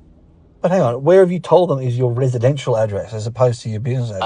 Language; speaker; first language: English; native; English